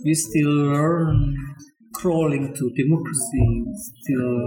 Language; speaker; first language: English; non-native, learner; Indonesian